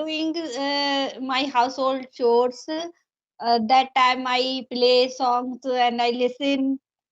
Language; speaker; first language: English; non-native, learner; Hindi